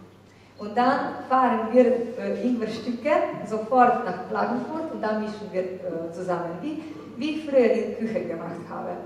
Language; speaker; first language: German; non-native, fluent; Slovenian